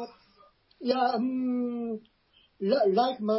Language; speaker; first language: English; non-native, learner; Japanese